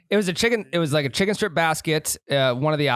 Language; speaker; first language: English; native; English